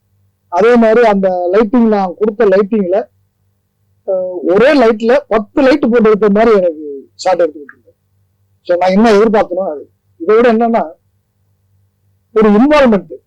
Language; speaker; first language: Tamil; native; Tamil